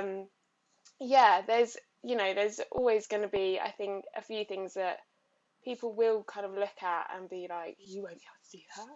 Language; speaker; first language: English; native; English